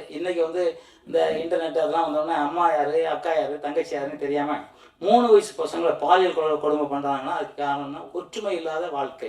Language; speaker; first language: Tamil; native; Tamil